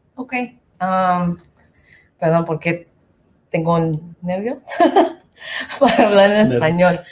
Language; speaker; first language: Spanish; non-native, learner; English